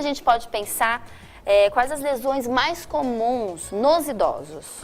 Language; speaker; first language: Portuguese; native; Portuguese